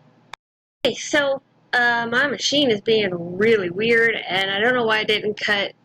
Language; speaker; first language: English; native; English